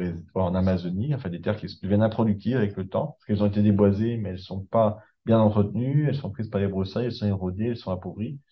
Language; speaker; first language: French; native; French